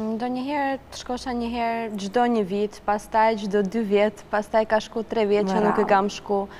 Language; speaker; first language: Albanian; non-native, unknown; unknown